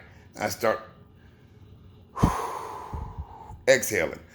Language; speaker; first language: English; native; English